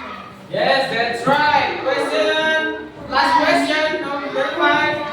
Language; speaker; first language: English; non-native, learner; Indonesian